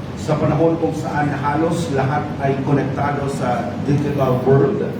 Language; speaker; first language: Filipino; native; Filipino